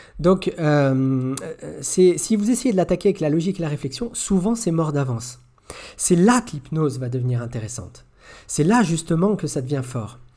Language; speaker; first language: French; native; French